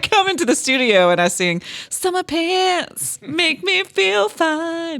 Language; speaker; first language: English; native; English